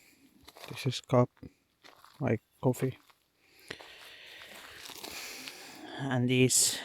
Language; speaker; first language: English; non-native, learner; Finnish